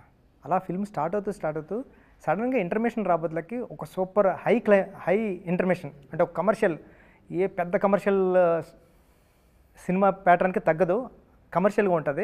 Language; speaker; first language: Telugu; native; Telugu